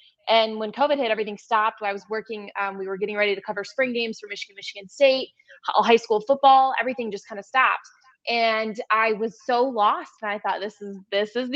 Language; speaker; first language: English; native; English